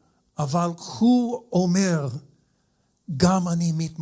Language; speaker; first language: Hebrew; non-native, fluent; English